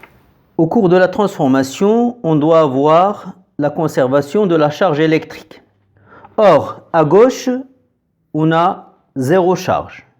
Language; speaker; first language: French; non-native, local second language; Arabic